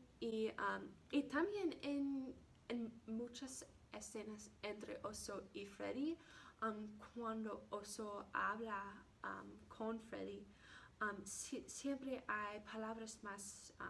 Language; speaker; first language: Spanish; non-native, learner; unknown